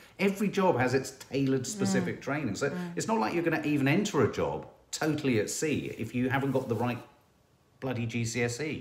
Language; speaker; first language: English; native; English